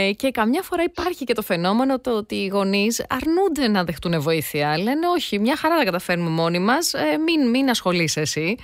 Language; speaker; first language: Greek; native; Greek